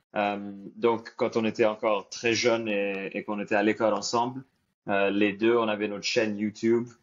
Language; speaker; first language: French; native; French